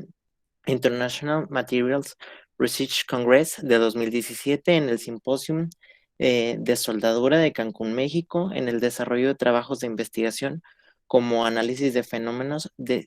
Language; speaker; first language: Spanish; native; Spanish